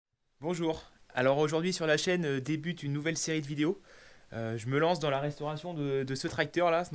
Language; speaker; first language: French; native; French